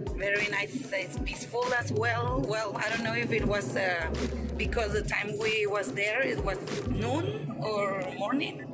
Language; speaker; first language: English; non-native, fluent; Spanish